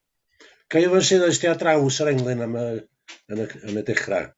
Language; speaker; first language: Welsh; native; Welsh